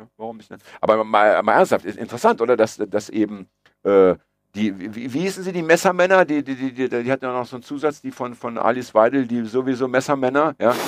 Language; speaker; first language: German; early bilingual, other home language; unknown